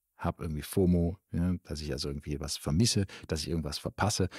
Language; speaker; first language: German; native; German